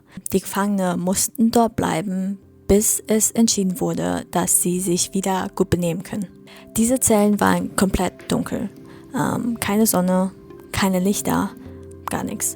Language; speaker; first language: German; non-native, fluent; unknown